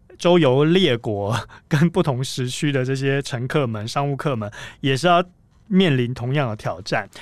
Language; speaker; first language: Chinese; native; Chinese